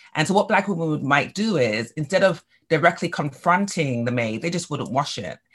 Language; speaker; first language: English; native; English